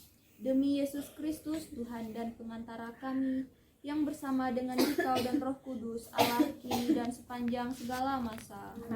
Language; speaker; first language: Indonesian; native; Indonesian